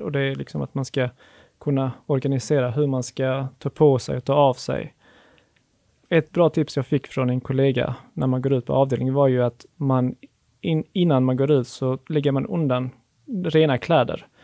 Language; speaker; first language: Swedish; native; Swedish